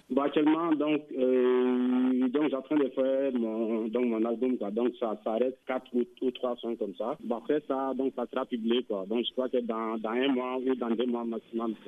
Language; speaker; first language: French; non-native, local second language; Soninke